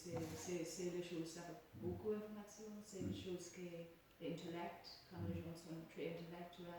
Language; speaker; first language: French; non-native, learner; English